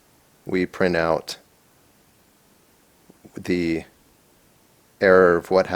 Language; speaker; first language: English; native; English